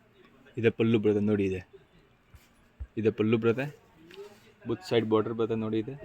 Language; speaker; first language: Kannada; non-native, local second language; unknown